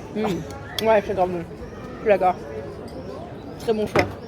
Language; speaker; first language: French; native; French